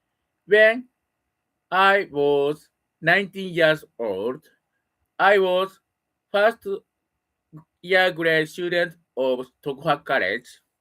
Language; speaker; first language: English; non-native, learner; Japanese